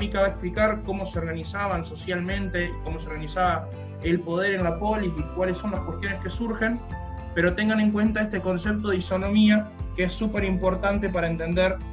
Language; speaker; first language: Spanish; native; Spanish